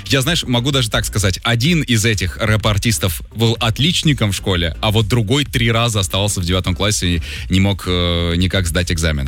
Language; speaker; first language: Russian; native; Russian